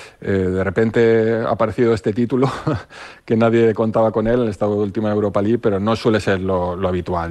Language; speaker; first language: Spanish; native; Spanish